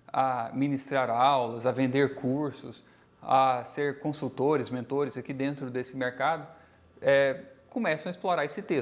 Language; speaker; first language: Portuguese; native; Portuguese